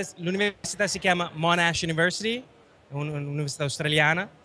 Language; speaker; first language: Italian; non-native, learner; Sinhala